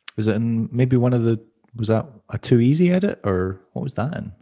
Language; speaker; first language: English; native; English